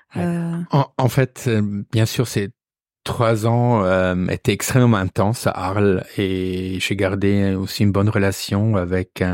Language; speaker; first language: French; non-native, fluent; German